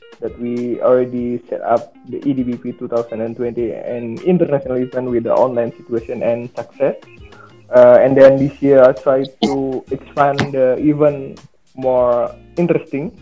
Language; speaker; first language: English; non-native, learner; Indonesian